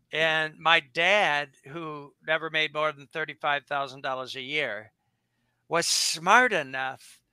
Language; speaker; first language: English; native; English